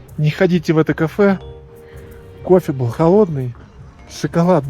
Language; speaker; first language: Russian; native; Russian